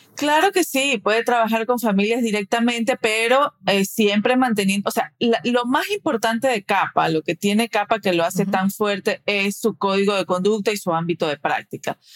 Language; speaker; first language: Spanish; early bilingual, heritage; Spanish